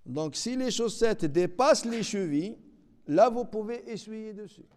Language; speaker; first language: French; non-native, local second language; Arabic